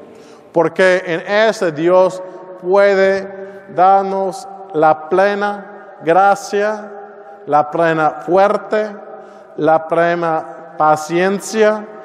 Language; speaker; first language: Spanish; non-native, learner; English